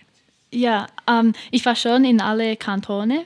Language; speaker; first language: German; non-native, learner; English